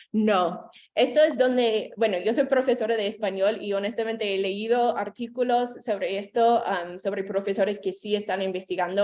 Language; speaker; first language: Spanish; non-native, fluent; English